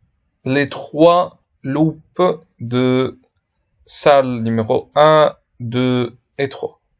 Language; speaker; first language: French; non-native, fluent; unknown